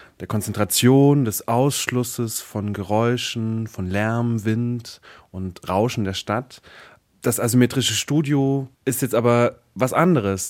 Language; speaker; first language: German; native; German